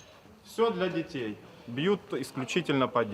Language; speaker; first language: Russian; native; Russian